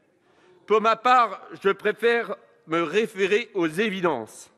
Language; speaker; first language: French; native; French